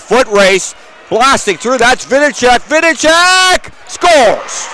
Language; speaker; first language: English; native; English